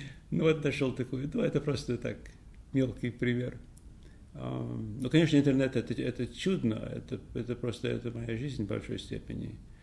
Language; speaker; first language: Russian; non-native, fluent; English